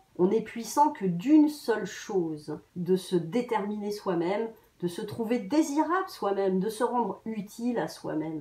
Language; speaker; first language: French; native; French